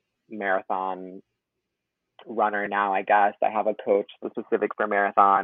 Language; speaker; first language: English; native; English